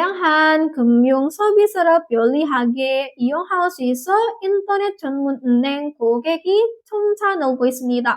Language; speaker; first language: Korean; non-native, fluent; Indonesian